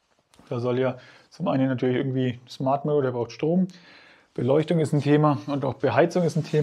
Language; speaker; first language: German; native; German